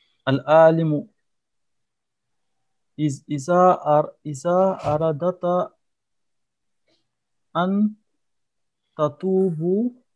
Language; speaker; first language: Arabic; non-native, learner; French